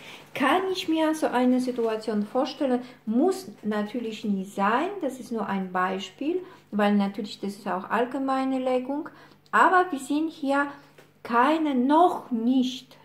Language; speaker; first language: German; non-native, fluent; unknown